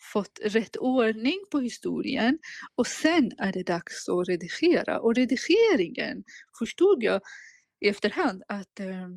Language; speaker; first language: Swedish; non-native, fluent; Baluchi